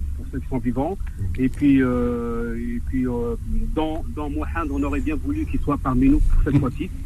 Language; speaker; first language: French; native; French